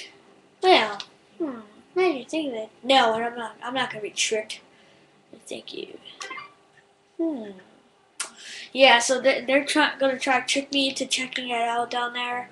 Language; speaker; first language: English; native; English